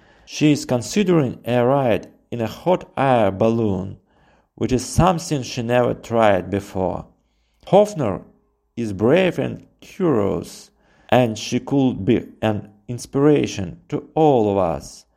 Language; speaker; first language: English; non-native, fluent; Russian